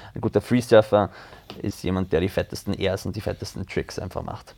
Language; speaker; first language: German; early bilingual, other home language; French